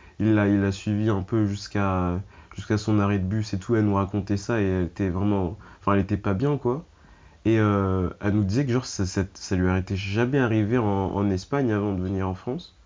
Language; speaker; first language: French; native; French